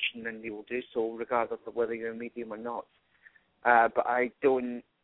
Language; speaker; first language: English; native; English